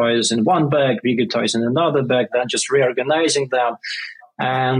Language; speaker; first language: English; non-native, fluent; Russian